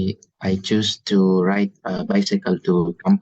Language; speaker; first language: English; non-native, learner; Indonesian